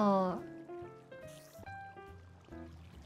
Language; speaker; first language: Japanese; non-native, learner; English